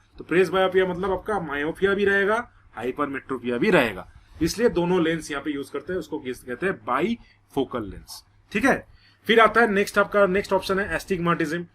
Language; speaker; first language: Hindi; non-native, local second language; Bangla